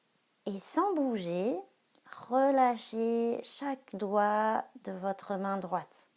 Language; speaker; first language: French; native; French